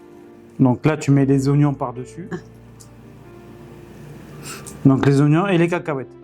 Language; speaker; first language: French; native; French